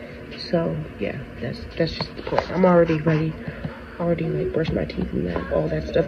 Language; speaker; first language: English; native; English